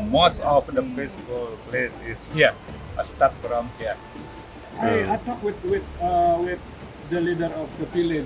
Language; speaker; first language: English; non-native, learner; Indonesian